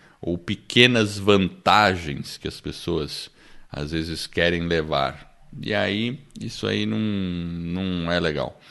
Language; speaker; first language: Portuguese; early bilingual, other home language; English